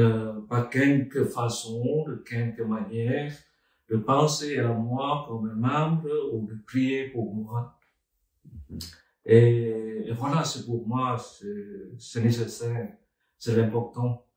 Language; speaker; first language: French; non-native, fluent; Vietnamese